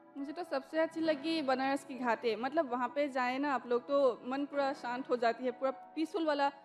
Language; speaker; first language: Hindi; non-native, local second language; Assamese